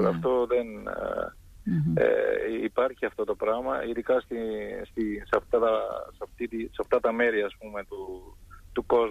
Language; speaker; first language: Greek; non-native, fluent; Arabic